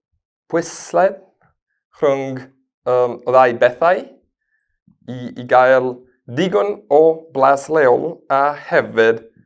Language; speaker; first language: Welsh; non-native, learner; Spanish